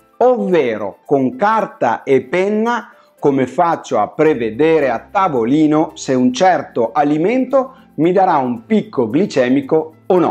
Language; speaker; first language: Italian; native; Italian